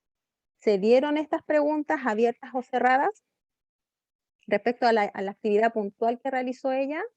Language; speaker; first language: Spanish; native; Spanish